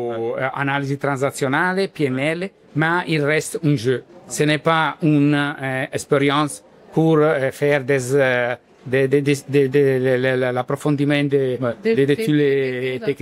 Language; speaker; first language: French; non-native, learner; Italian